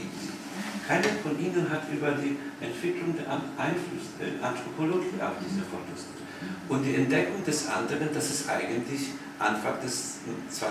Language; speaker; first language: German; non-native, fluent; Polish